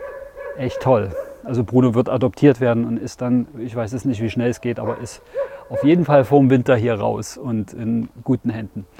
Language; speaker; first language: German; native; German